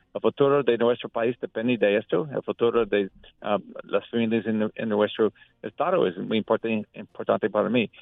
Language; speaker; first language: Spanish; non-native, learner; English